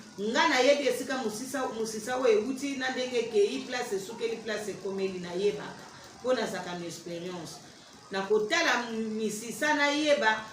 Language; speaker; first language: Lingala; native; Lingala